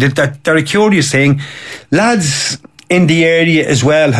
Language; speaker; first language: English; native; English